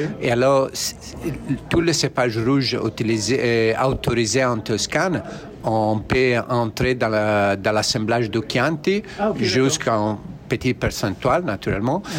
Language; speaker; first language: French; non-native, learner; Italian